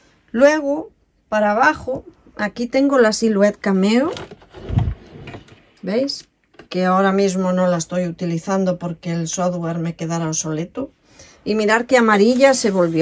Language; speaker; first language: Spanish; native; Spanish